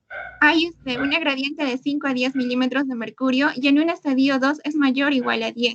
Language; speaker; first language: Spanish; native; Spanish